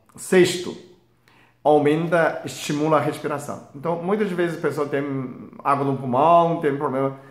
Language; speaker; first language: Portuguese; non-native, fluent; Chinese